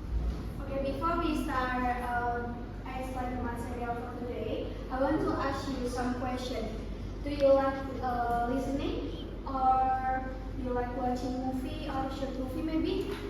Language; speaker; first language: English; non-native, learner; Indonesian